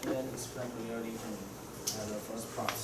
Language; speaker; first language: English; non-native, learner; Chinese